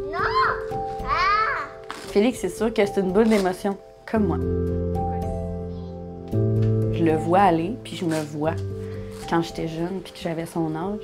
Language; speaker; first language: French; native; French